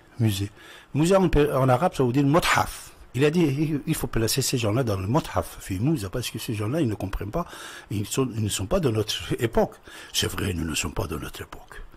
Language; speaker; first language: French; non-native, fluent; Persian